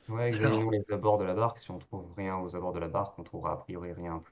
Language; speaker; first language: French; native; French